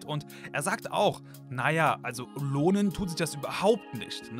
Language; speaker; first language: German; native; German